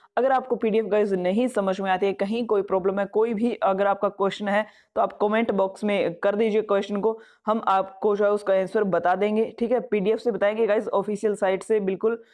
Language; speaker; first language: Hindi; non-native, local second language; Punjabi